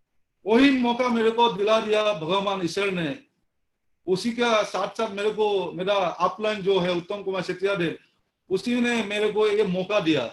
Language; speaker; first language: Hindi; non-native, local second language; Assamese